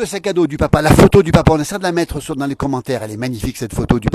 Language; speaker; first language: French; native; French